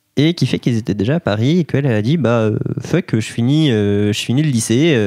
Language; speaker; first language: French; native; French